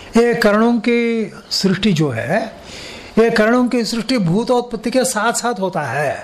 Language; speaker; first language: Hindi; non-native, local second language; Kannada